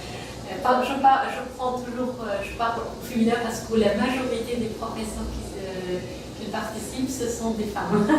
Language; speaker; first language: French; non-native, fluent; Persian